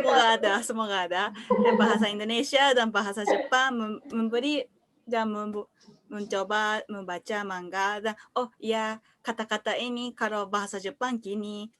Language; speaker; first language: Indonesian; non-native, learner; Japanese